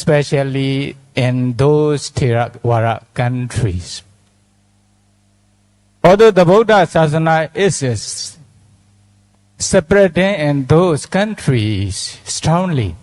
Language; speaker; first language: English; non-native, fluent; Burmese